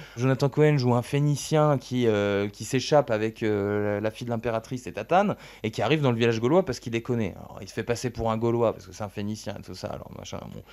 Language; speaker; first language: French; native; French